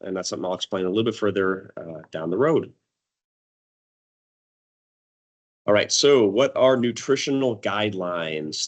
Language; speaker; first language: English; native; English